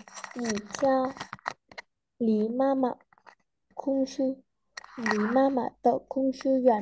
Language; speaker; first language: Chinese; non-native, learner; Vietnamese